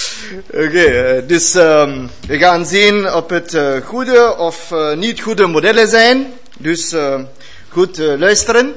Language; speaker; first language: Dutch; non-native, learner; German